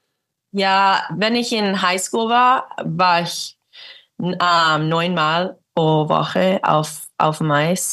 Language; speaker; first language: German; early bilingual, heritage; English